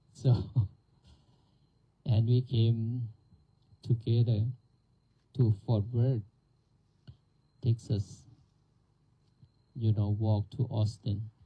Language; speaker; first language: English; non-native, learner; Thai